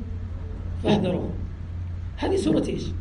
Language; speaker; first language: Arabic; native; Arabic